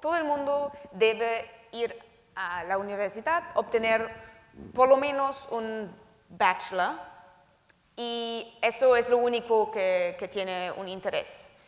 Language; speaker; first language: Spanish; non-native, fluent; German